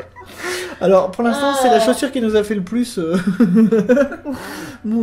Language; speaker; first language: French; native; French